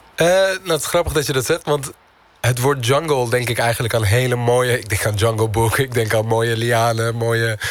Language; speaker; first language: Dutch; early bilingual, other home language; Turkish